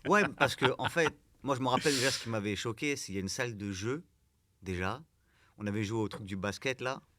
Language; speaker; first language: French; native; French